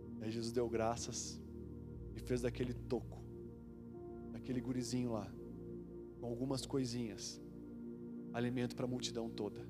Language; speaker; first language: Portuguese; native; Portuguese